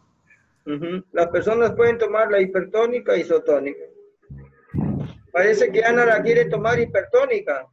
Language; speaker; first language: Spanish; native; Spanish